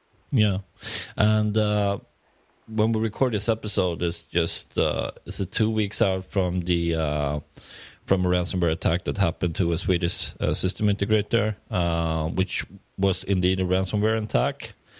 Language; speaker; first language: English; non-native, fluent; Swedish